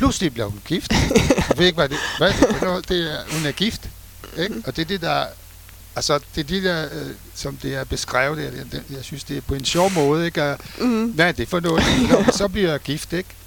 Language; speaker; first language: Danish; non-native, fluent; French